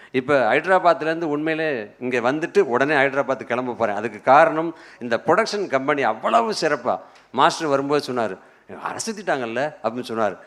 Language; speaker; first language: Tamil; native; Tamil